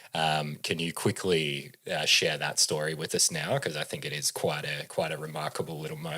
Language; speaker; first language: English; native; English